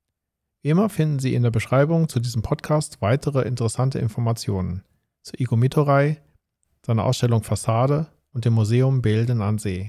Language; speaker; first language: German; native; German